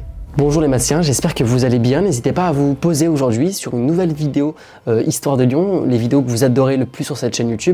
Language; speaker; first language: French; native; French